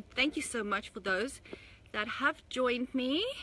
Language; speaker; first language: English; native; English